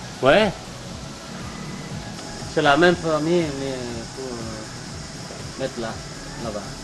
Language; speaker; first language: French; non-native, learner; Indonesian